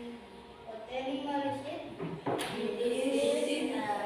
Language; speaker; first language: English; non-native, learner; Indonesian